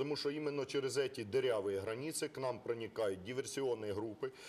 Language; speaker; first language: Ukrainian; non-native, local second language; Russian